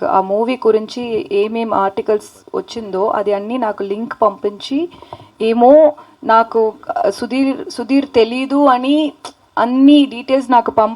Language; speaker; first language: Telugu; non-native, local second language; Tamil